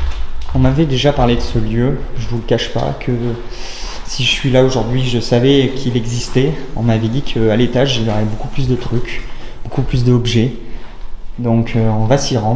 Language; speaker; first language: French; native; French